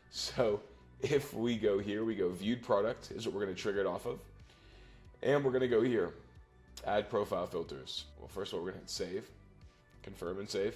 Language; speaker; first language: English; native; English